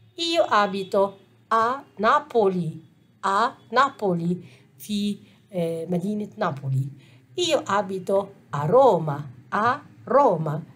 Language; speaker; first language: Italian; non-native, fluent; Arabic